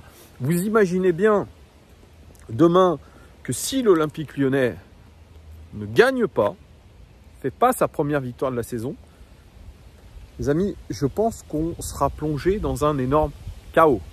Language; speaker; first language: French; native; French